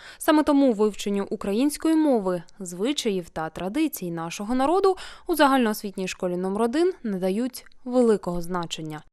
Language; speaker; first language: Ukrainian; native; Ukrainian